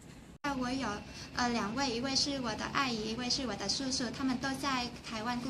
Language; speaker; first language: Chinese; non-native, learner; Vietnamese